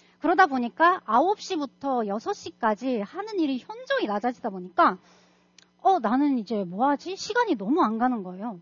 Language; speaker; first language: Korean; non-native, fluent; Russian